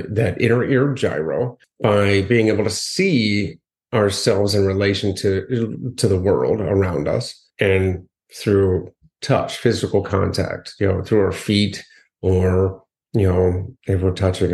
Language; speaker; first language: English; native; English